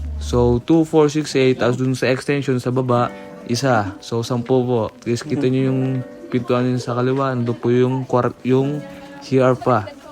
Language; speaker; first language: Filipino; early bilingual, heritage; Filipino